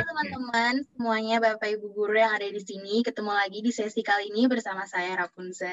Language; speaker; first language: Indonesian; native; Indonesian